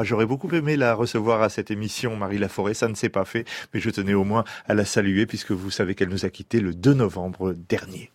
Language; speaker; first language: French; native; French